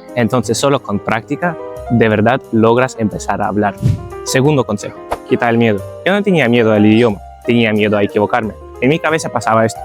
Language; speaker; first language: Spanish; non-native, fluent; Ukrainian